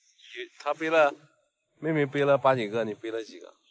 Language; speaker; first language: Chinese; native; Chinese